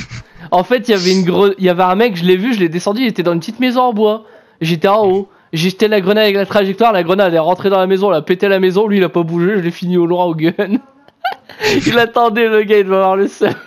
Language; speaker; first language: French; native; French